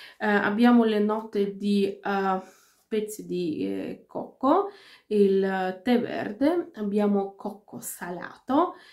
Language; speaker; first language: Italian; non-native, fluent; Finnish